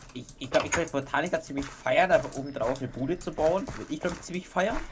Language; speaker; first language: German; native; German